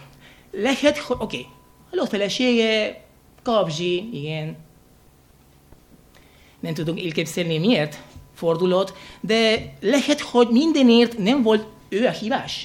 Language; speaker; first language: Hungarian; non-native, fluent; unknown